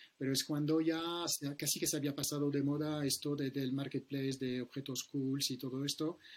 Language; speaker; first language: Spanish; non-native, fluent; French